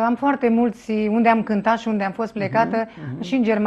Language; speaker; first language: Romanian; native; Romanian